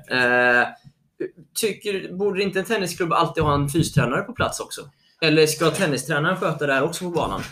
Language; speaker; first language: Swedish; native; Swedish